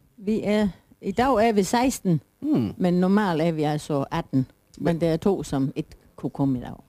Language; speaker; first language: Danish; native; Danish